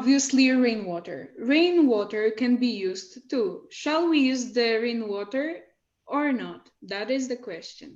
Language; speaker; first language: English; non-native, learner; Polish